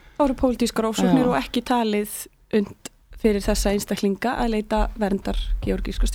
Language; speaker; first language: Icelandic; native; Icelandic